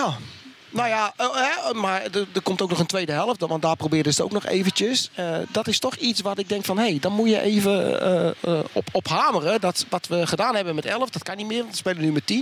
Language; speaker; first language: Dutch; native; Dutch